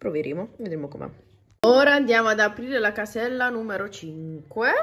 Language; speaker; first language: Italian; native; Italian